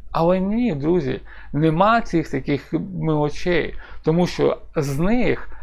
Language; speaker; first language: Ukrainian; non-native, local second language; Russian